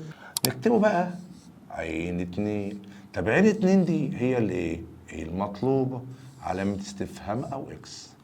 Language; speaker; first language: Arabic; native; Arabic